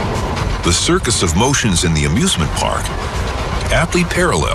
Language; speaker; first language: English; native; English